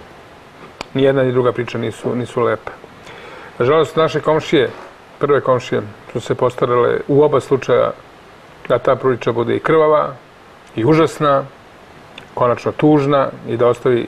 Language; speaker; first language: Croatian; native; Croatian